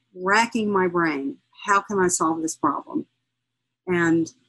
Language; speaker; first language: English; native; English